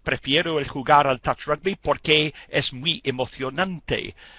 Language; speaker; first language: Spanish; non-native, fluent; English